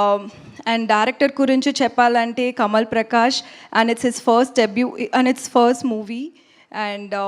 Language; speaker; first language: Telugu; non-native, learner; Tamil